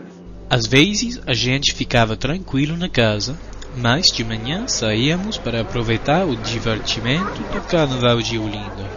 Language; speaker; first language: Portuguese; non-native, fluent; English